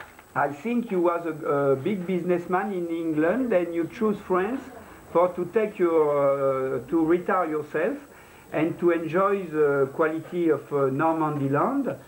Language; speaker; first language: English; non-native, learner; French